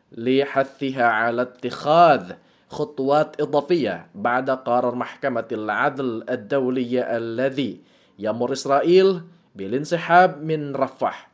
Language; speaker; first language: Arabic; non-native, fluent; Indonesian